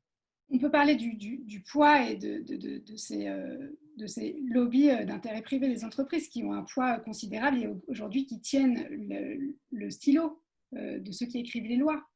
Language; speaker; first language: French; native; French